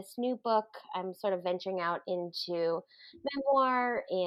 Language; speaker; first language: English; native; English